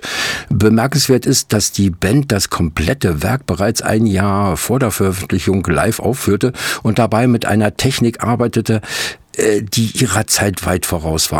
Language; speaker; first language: German; native; German